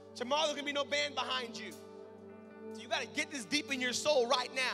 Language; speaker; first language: English; native; English